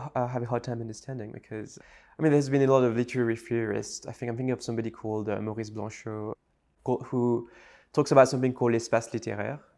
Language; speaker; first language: English; non-native, fluent; French